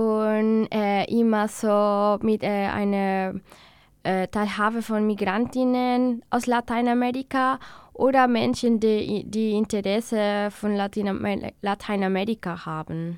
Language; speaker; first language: German; non-native, learner; Spanish